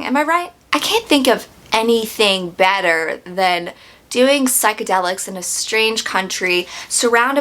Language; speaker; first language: English; native; English